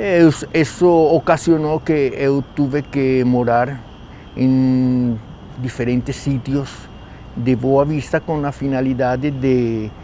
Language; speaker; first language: Portuguese; non-native, learner; Spanish